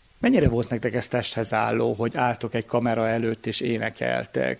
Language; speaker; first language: Hungarian; native; Hungarian